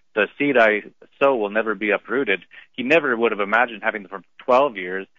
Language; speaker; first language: English; native; English